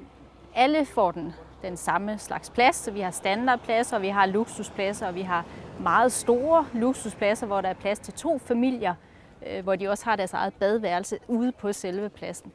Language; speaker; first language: Danish; native; Danish